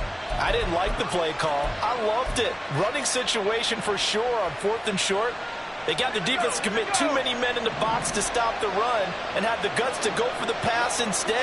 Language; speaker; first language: English; native; English